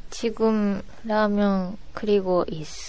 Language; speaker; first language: Korean; non-native, learner; Japanese